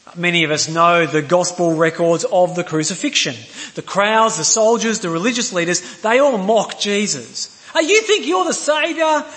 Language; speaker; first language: English; native; English